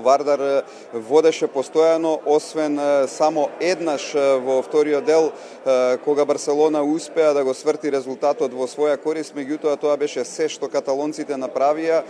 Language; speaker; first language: Macedonian; native; Macedonian